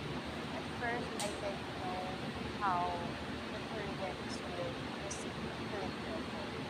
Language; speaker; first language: English; non-native, local second language; Filipino